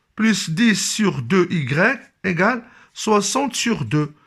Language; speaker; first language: French; non-native, local second language; Arabic